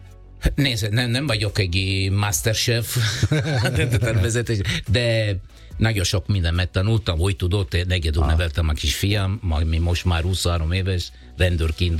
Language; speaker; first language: Hungarian; non-native, fluent; Italian